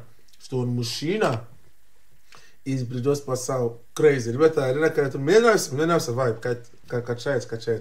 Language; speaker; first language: Russian; non-native, learner; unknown